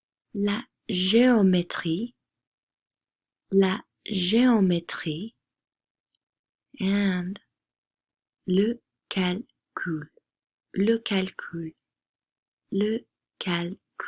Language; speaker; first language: French; non-native, fluent; English